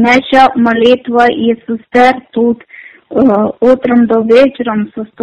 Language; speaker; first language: Ukrainian; non-native, learner; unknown